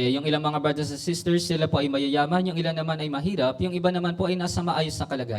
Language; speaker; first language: Filipino; native; Filipino